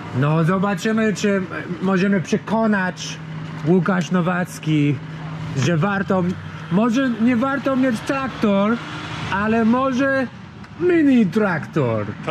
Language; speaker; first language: Polish; non-native, learner; English